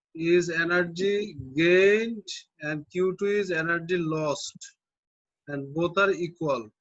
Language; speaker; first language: English; non-native, local second language; Bangla